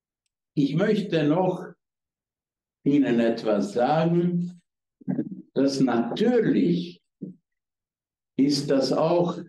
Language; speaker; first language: German; non-native, fluent; Hungarian